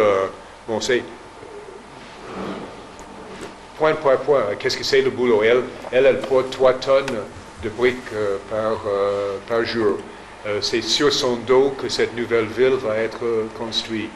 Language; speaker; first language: French; non-native, fluent; English